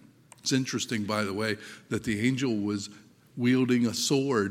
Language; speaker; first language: English; native; English